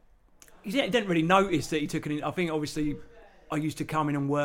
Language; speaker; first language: English; native; English